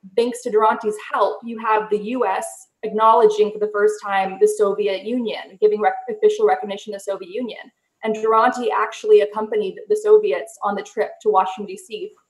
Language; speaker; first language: English; native; English